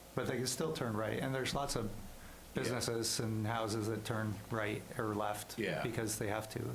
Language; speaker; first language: English; native; English